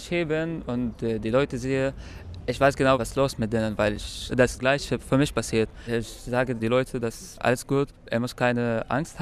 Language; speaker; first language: German; non-native, learner; Arabic